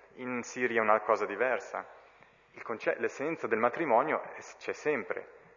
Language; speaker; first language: Italian; early bilingual, other home language; Arabic